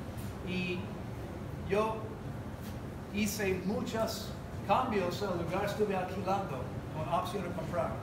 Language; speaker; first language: Spanish; non-native, learner; English